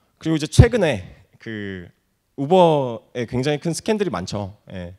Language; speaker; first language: Korean; native; Korean